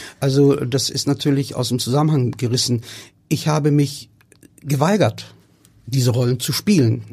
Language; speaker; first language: German; early bilingual, other home language; Turkish